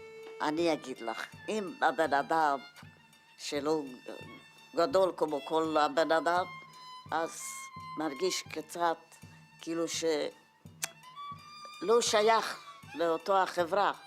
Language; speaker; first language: Hebrew; non-native, fluent; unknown